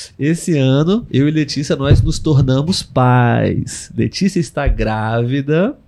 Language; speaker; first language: Portuguese; native; Portuguese